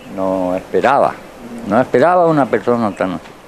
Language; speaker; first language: Spanish; native; Spanish